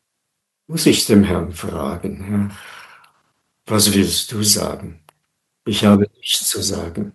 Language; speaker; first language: German; non-native, fluent; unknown